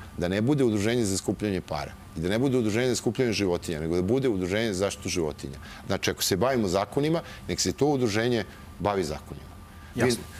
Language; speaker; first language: Serbian; native; Serbian